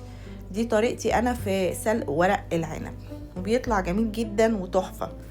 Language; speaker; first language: Arabic; native; Arabic